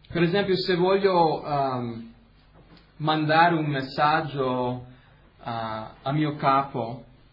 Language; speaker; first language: Italian; early bilingual, heritage; Italian